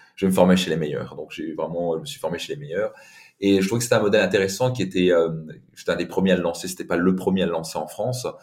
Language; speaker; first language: French; native; French